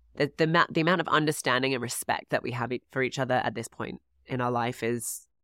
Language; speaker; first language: English; native; English